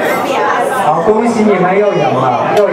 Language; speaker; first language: Chinese; native; Chinese